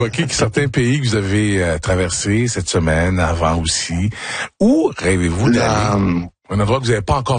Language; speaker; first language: French; native; French